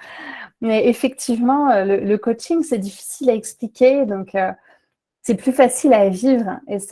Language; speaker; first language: French; native; French